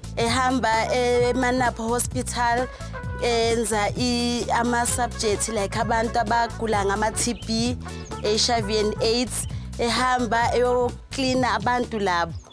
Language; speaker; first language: Zulu; non-native, local second language; Southern Sotho